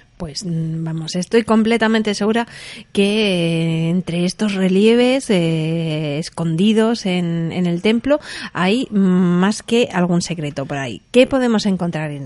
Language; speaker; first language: Spanish; native; Spanish